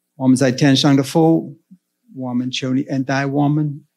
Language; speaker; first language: Chinese; non-native, fluent; English